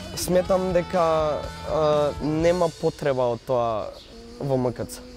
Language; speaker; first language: Macedonian; native; Macedonian